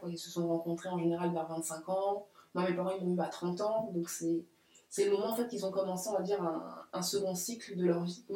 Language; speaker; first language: French; native; French